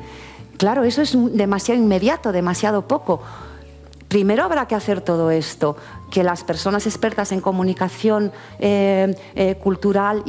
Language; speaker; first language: Spanish; native; Spanish